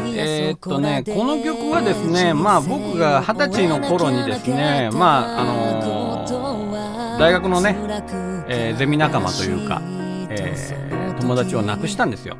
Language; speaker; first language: Japanese; native; Japanese